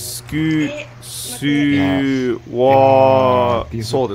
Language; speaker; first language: Japanese; non-native, learner; English